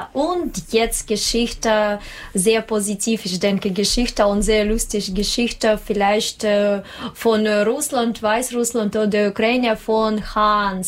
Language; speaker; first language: German; non-native, learner; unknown